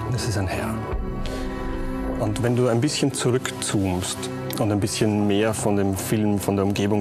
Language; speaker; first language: German; native; German